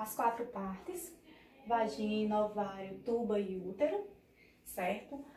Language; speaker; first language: Portuguese; native; Portuguese